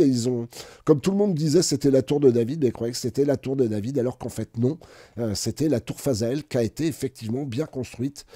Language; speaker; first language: French; native; French